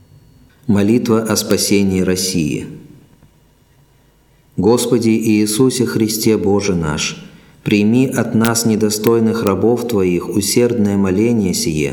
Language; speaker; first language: Russian; native; Russian